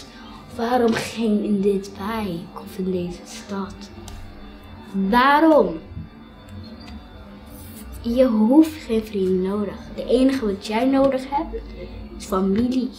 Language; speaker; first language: Dutch; early bilingual, other home language; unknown